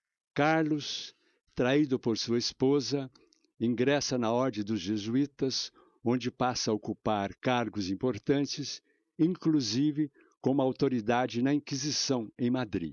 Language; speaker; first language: Portuguese; native; Portuguese